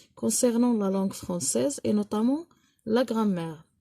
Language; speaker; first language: French; non-native, local second language; Arabic